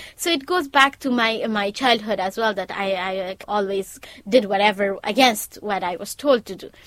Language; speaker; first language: English; non-native, fluent; Persian